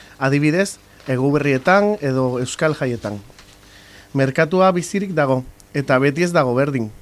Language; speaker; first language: Basque; non-native, local second language; Spanish